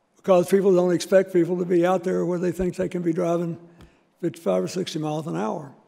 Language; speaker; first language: English; native; English